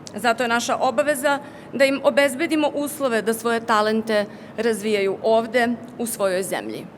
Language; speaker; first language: Serbian; native; Serbian